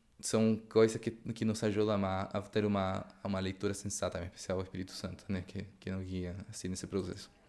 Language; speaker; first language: Portuguese; non-native, fluent; Spanish